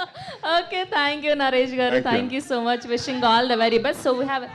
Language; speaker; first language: Telugu; native; Telugu